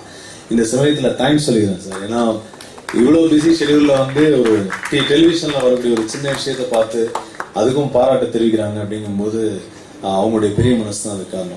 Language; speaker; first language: Tamil; native; Tamil